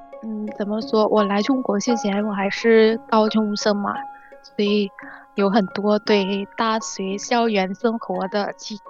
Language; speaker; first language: Chinese; non-native, fluent; Vietnamese